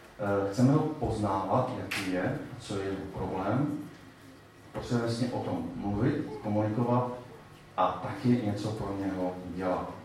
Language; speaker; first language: Czech; native; Czech